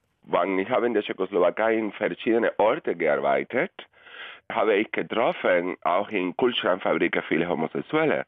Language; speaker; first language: German; non-native, fluent; Spanish